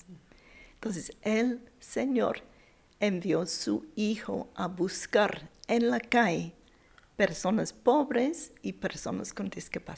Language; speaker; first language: Spanish; non-native, fluent; English